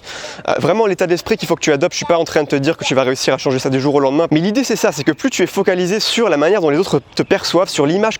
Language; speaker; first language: French; native; French